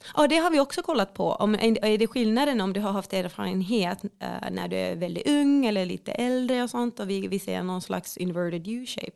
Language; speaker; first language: Swedish; non-native, fluent; Finnish